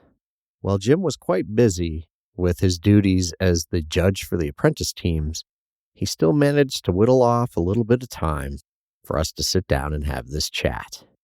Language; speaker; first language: English; native; English